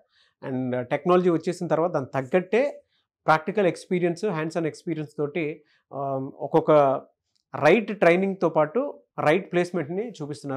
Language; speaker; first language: Telugu; native; Telugu